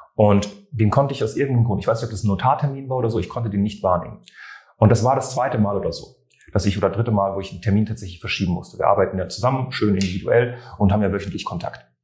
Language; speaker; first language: German; non-native, fluent; French